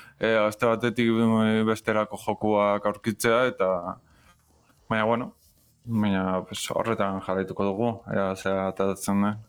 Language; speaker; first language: Basque; native; Basque